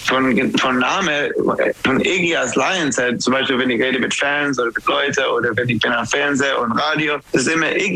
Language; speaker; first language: German; non-native, learner; English